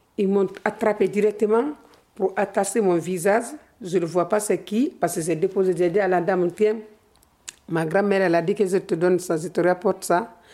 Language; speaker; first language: French; non-native, local second language; Fula